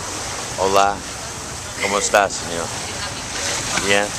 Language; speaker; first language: Spanish; non-native, learner; English